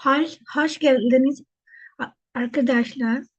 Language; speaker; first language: Turkish; non-native, fluent; Hindi